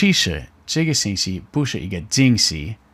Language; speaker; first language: Chinese; non-native, fluent; English